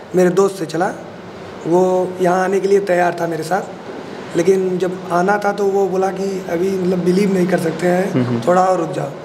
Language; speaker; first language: Hindi; native; Hindi